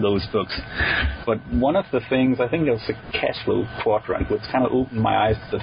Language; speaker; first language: English; non-native, fluent; Danish